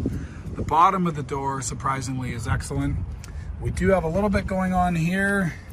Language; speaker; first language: English; native; English